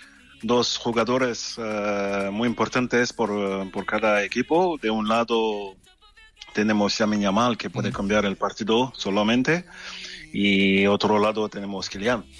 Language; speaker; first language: Spanish; non-native, fluent; French